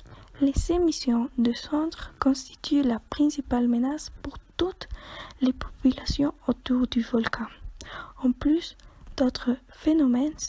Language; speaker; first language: French; non-native, learner; Spanish